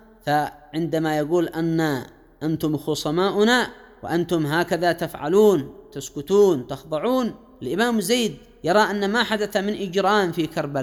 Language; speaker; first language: Arabic; native; Arabic